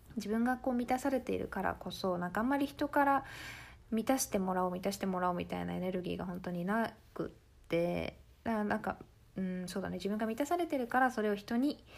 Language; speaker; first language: Japanese; native; Japanese